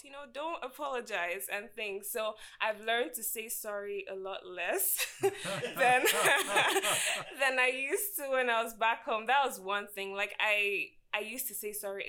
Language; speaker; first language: English; non-native, local second language; Igbo